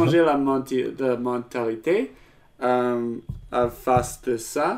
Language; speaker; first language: French; non-native, learner; English